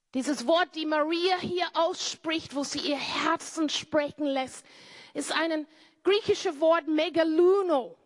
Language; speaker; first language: German; non-native, fluent; English